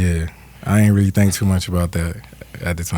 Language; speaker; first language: English; native; English